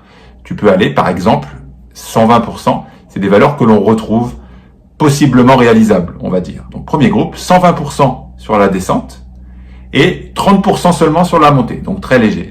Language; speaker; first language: French; native; French